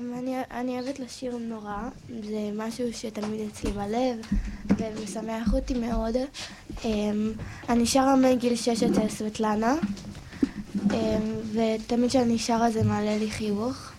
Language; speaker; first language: Hebrew; native; Hebrew